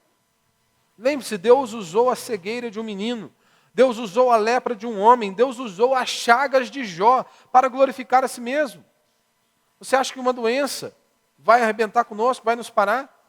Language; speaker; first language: Portuguese; native; Portuguese